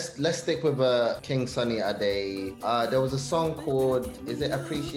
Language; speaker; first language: English; early bilingual, other home language; Hausa